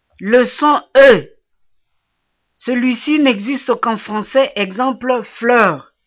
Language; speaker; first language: French; non-native, local second language; Swahili